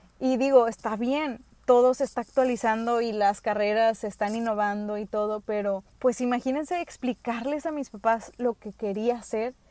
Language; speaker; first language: Spanish; early bilingual, other home language; English